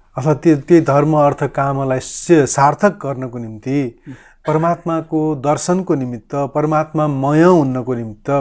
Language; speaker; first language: Nepali; native; Nepali